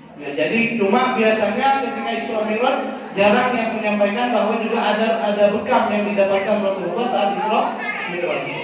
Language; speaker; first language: Indonesian; non-native, local second language; Madurese